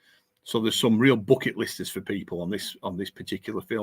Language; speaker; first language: English; native; English